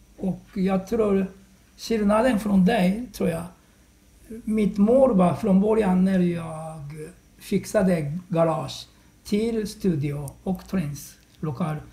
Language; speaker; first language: Swedish; non-native, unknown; Japanese